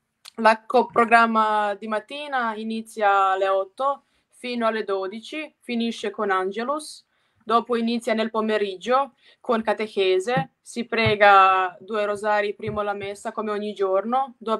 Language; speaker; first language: Italian; non-native, fluent; Croatian